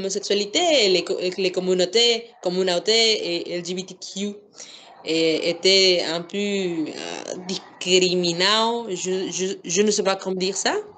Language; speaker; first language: French; non-native, fluent; Spanish